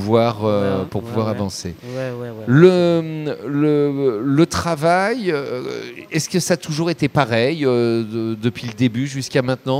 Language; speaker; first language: French; native; French